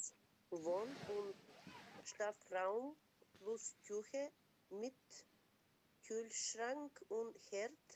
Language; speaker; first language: German; non-native, learner; Macedonian